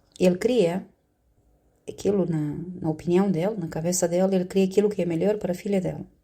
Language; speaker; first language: Portuguese; non-native, fluent; Romanian